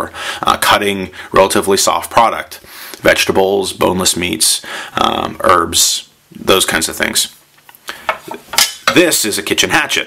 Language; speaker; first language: English; native; English